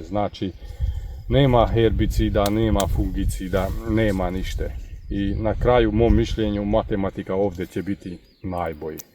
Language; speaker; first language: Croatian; non-native, local second language; Hungarian